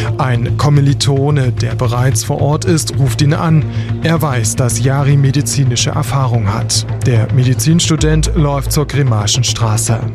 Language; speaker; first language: German; native; German